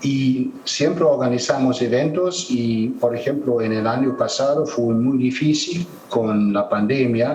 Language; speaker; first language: Spanish; non-native, fluent; German